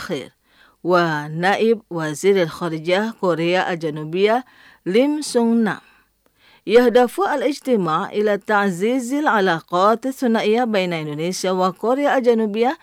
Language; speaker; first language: Arabic; non-native, fluent; Indonesian